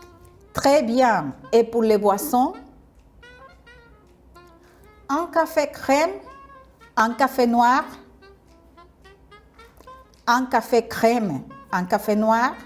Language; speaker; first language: French; non-native, fluent; Spanish